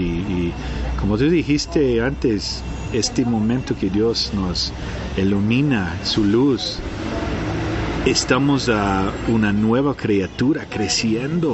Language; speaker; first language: Spanish; non-native, fluent; Portuguese